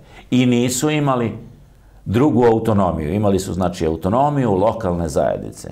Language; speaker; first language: Croatian; native; Croatian